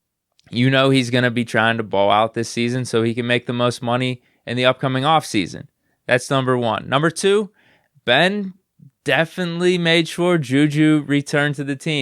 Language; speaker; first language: English; native; English